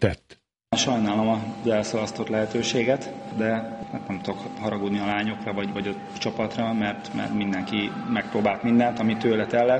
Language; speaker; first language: Hungarian; native; Hungarian